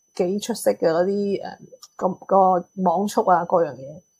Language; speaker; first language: Cantonese; early bilingual, heritage; Cantonese